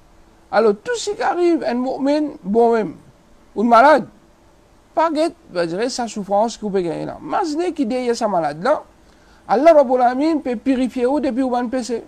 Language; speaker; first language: French; non-native, local second language; Morisyen